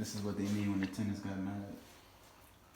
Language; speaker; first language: English; native; English